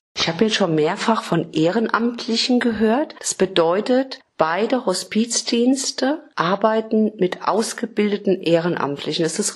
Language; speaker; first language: German; native; German